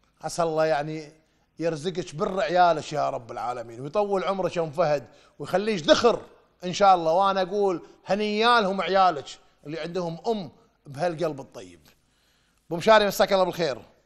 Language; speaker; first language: Arabic; native; Arabic